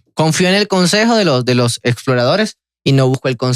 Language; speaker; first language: Spanish; native; Spanish